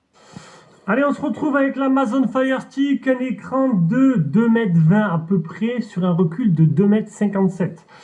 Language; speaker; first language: French; native; French